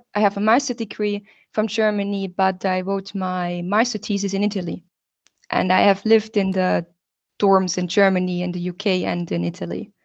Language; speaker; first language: English; non-native, fluent; German